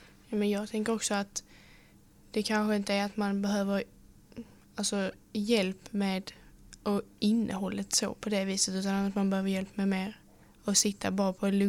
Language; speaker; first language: Swedish; native; Swedish